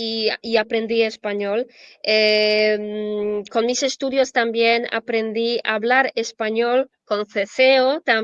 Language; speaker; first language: Spanish; non-native, fluent; Polish